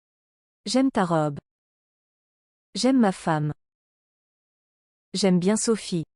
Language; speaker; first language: French; non-native, learner; English